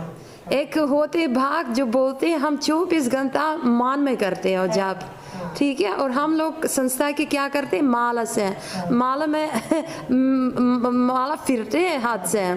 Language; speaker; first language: Hindi; non-native, fluent; Ukrainian